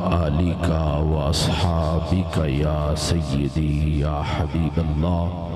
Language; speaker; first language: Urdu; non-native, local second language; Punjabi